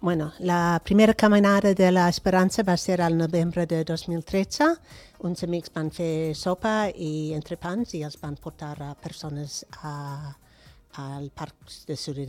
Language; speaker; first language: Catalan; non-native, fluent; English